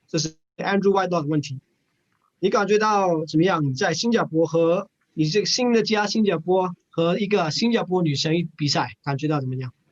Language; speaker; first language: Chinese; non-native, learner; English